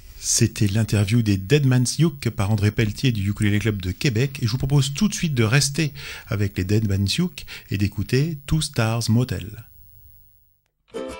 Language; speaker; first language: French; native; French